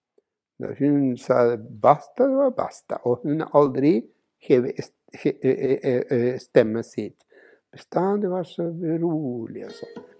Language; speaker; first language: Norwegian; non-native, fluent; Spanish